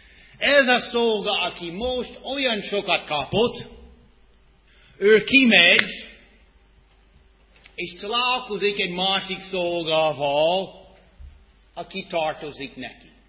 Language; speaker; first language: Hungarian; non-native, fluent; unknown